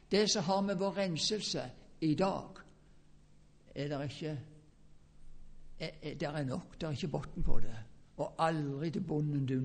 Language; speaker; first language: Norwegian; native; Norwegian